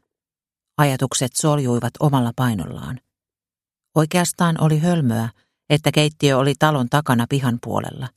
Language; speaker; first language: Finnish; native; Finnish